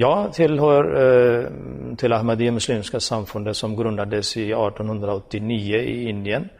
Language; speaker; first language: Swedish; non-native, fluent; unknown